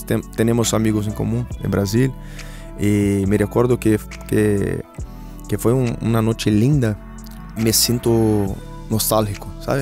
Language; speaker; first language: Spanish; non-native, fluent; Portuguese